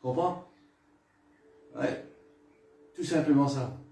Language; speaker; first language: French; non-native, local second language; Morisyen